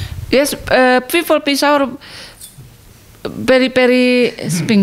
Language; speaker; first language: English; non-native, learner; Indonesian